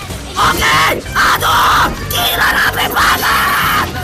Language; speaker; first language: Indonesian; native; Indonesian